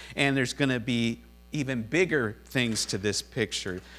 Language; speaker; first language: English; native; English